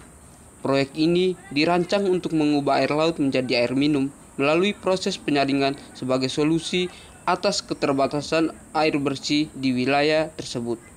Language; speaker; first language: Indonesian; native; Indonesian